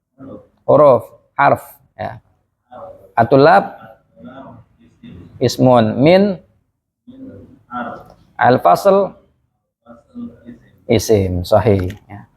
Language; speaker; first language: Arabic; non-native, fluent; Indonesian